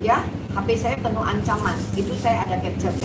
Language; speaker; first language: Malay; non-native, local second language; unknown